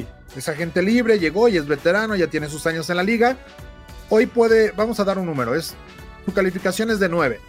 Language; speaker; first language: Spanish; native; Spanish